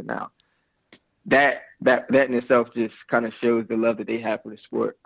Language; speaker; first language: English; native; English